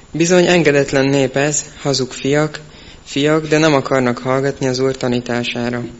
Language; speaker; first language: Hungarian; native; Hungarian